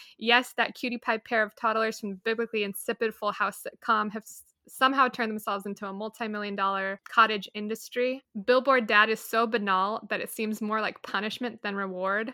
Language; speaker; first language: English; native; English